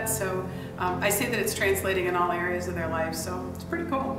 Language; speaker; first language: English; native; English